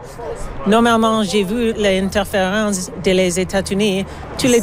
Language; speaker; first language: French; non-native, learner; English